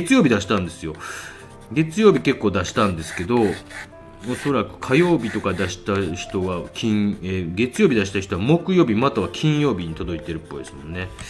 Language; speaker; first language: Japanese; native; Japanese